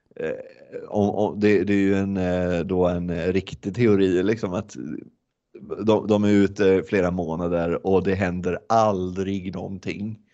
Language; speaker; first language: Swedish; native; Swedish